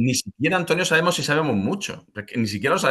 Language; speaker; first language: Spanish; native; Spanish